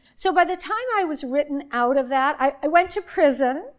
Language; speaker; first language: English; native; English